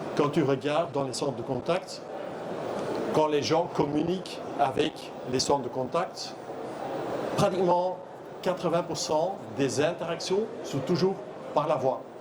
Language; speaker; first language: French; non-native, local second language; Dutch